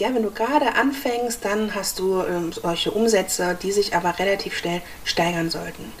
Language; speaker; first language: German; native; German